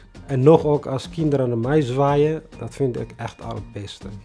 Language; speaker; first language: Dutch; non-native, fluent; Tigrinya